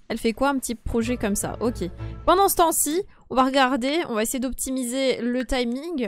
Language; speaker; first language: French; native; French